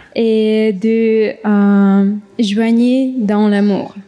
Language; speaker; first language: French; non-native, learner; Russian